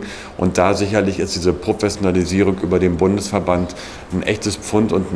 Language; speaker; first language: German; native; German